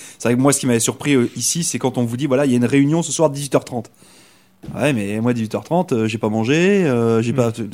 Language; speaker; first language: French; native; French